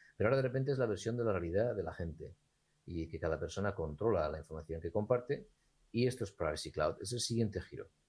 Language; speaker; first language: Spanish; native; Spanish